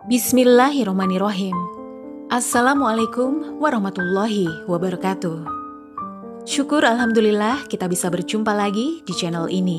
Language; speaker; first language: Indonesian; native; Indonesian